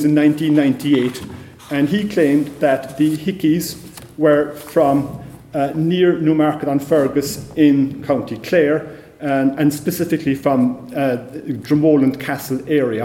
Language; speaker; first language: English; native; English